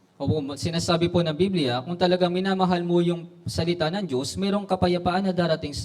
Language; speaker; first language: Filipino; native; Filipino